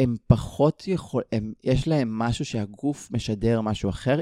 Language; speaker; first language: Hebrew; native; Hebrew